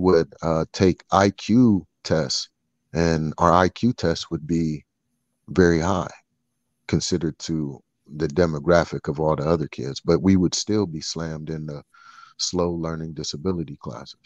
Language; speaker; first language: English; early bilingual, other home language; Filipino